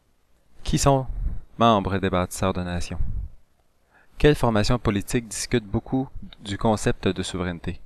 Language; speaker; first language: French; native; French